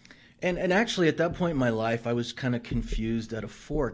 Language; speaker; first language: English; native; English